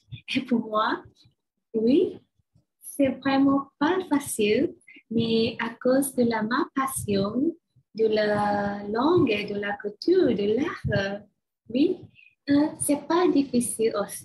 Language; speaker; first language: French; non-native, learner; Chinese